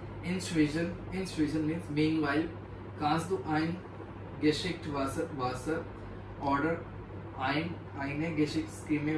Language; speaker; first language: German; non-native, learner; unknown